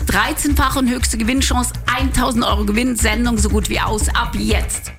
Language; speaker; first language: German; native; German